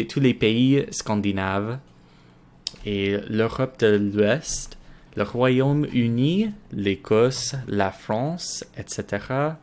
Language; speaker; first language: French; non-native, learner; English